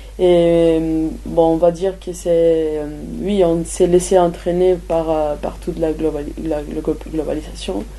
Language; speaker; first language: French; non-native, fluent; Spanish